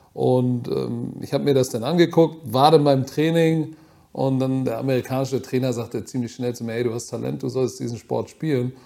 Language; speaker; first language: German; native; German